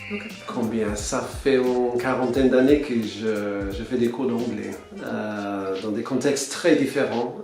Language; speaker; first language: French; non-native, fluent; English